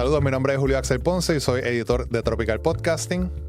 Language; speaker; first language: Spanish; native; Spanish